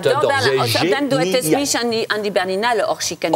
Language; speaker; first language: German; non-native, fluent; French